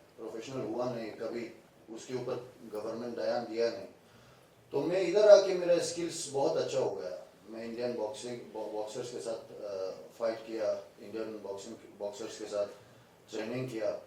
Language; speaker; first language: Hindi; non-native, fluent; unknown